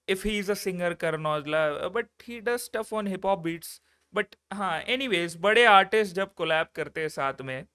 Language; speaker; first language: Hindi; non-native, local second language; Malayalam